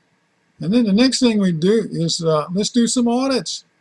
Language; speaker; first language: English; native; English